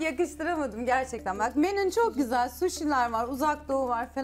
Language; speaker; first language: Turkish; native; Turkish